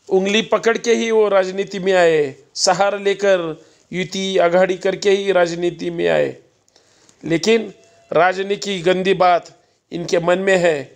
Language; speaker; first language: Hindi; non-native, local second language; Marathi